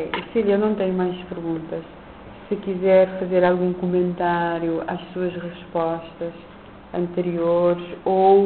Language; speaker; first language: Portuguese; non-native, local second language; Kabuverdianu